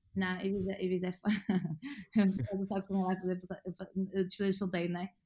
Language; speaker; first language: Portuguese; native; Portuguese